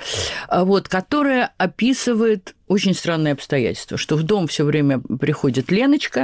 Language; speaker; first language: Russian; native; Russian